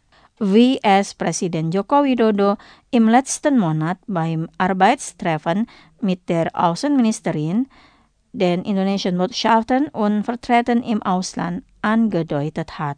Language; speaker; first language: German; non-native, fluent; Indonesian